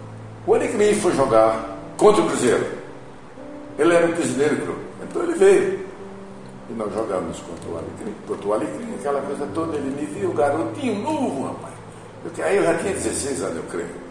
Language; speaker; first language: Portuguese; native; Portuguese